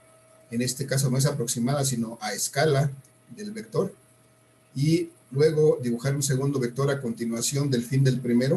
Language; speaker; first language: Spanish; native; Spanish